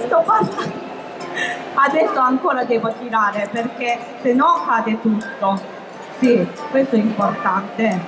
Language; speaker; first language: Italian; non-native, fluent; Japanese